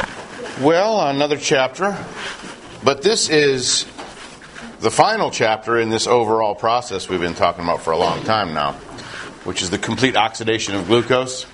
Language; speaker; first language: English; native; English